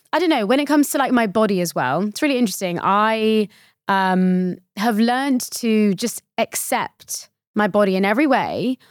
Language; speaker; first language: English; early bilingual, other home language; Swahili